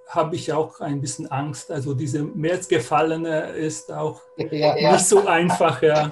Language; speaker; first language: German; non-native, fluent; Hungarian